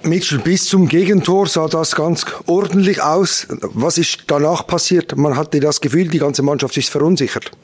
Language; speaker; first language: German; native; German